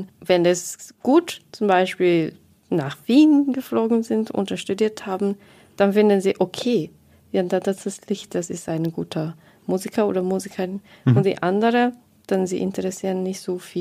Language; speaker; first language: German; non-native, learner; Japanese